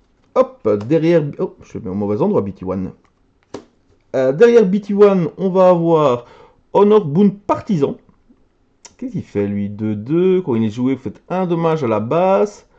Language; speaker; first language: French; native; French